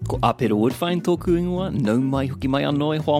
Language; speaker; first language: Māori; non-native, learner; English